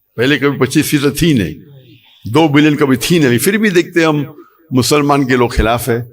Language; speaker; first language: Urdu; non-native, local second language; Konkani